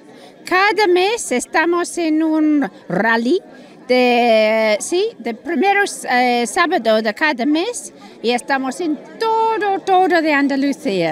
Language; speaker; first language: Spanish; non-native, learner; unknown